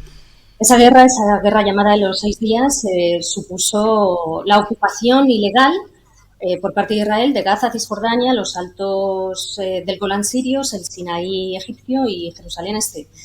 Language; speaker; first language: Spanish; native; Spanish